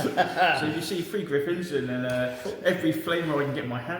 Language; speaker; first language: English; native; English